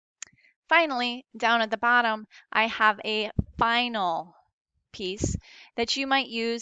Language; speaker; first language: English; native; English